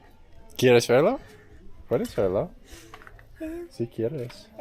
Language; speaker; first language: Spanish; non-native, learner; English